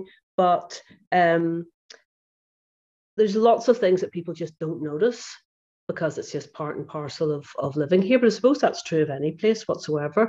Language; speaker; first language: English; native; English